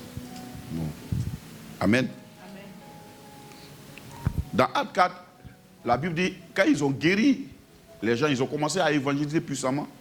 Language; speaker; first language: French; native; French